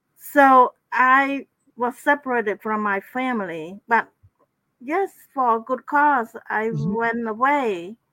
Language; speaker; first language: English; non-native, fluent; Khmer